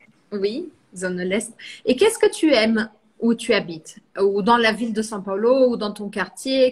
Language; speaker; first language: French; non-native, fluent; Portuguese